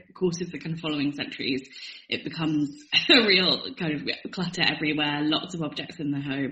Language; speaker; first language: English; native; English